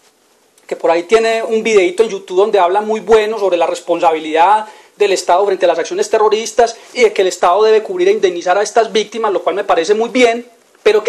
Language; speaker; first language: Spanish; native; Spanish